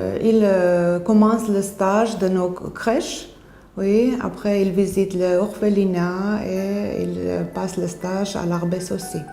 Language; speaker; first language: French; non-native, fluent; Armenian